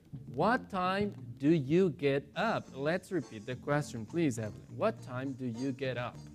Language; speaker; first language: English; non-native, fluent; Spanish